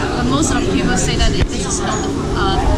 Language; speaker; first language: English; non-native, fluent; Chinese